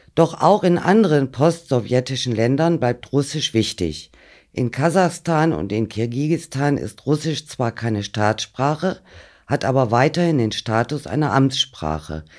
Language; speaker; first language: German; native; German